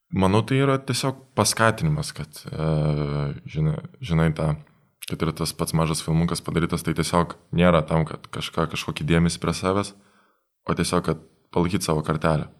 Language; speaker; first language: Lithuanian; native; Lithuanian